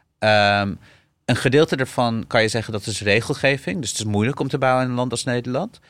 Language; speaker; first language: Dutch; early bilingual, other home language; Arabic